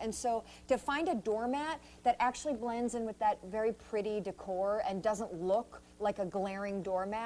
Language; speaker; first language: English; native; English